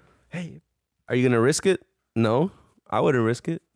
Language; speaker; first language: English; early bilingual, other home language; Spanish